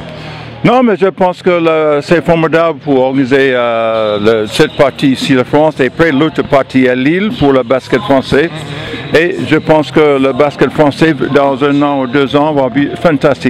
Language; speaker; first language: French; non-native, fluent; English